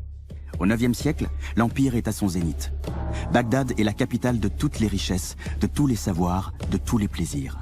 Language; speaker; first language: French; native; French